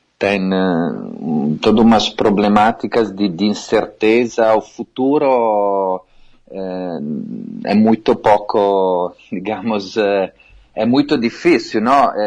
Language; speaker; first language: Portuguese; non-native, fluent; Italian